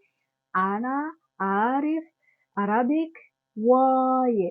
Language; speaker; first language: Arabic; non-native, learner; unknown